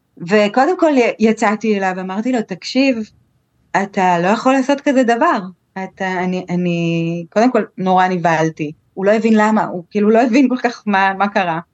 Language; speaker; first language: Hebrew; native; Hebrew